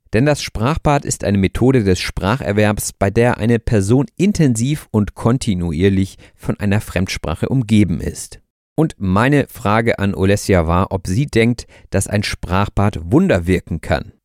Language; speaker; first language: German; native; German